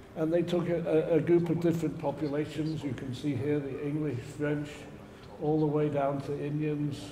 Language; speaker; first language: English; native; English